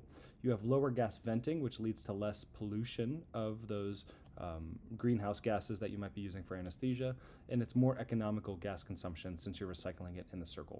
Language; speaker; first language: English; native; English